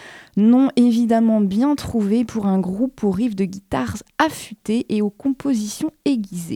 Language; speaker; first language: French; native; French